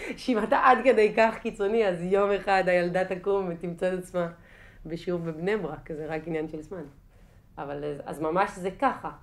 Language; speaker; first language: Hebrew; native; Hebrew